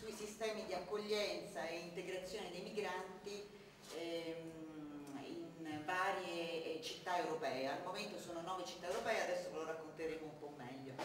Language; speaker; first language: Italian; native; Italian